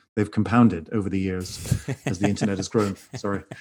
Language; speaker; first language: English; native; English